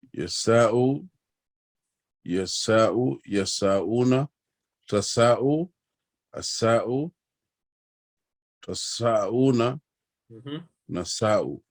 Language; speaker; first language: Arabic; non-native, learner; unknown